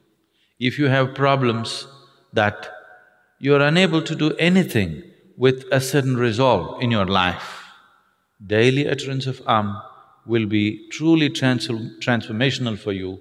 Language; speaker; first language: English; non-native, local second language; Tamil